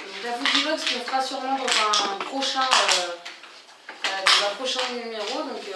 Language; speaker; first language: French; native; French